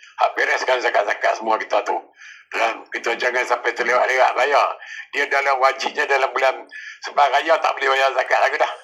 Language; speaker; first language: Malay; native; Malay